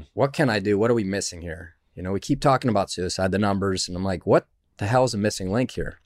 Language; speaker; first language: English; native; English